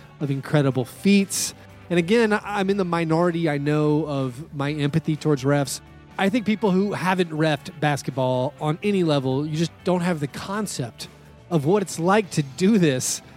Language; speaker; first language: English; native; English